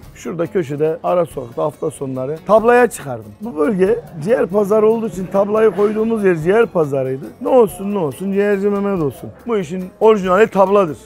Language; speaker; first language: Turkish; native; Turkish